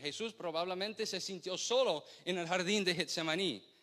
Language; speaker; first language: Spanish; non-native, fluent; English